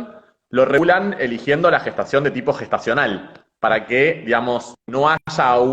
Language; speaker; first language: Spanish; native; Spanish